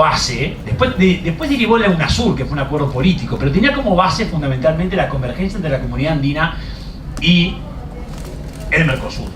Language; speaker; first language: Spanish; native; Spanish